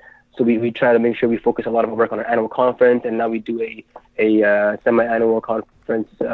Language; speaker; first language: English; native; English